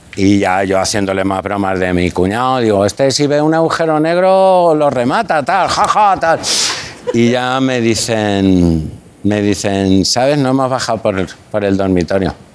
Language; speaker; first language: Spanish; native; Spanish